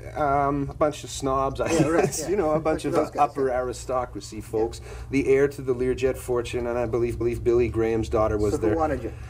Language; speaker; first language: English; native; English